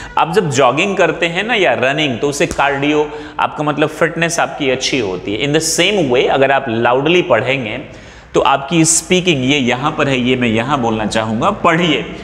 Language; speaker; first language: Hindi; non-native, local second language; Maithili